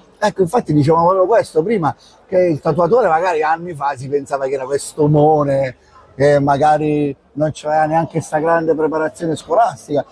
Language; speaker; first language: Italian; native; Italian